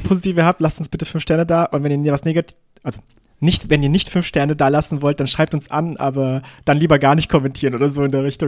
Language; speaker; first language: German; native; German